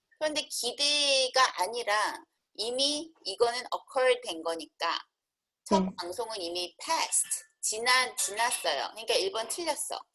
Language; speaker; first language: Korean; native; Korean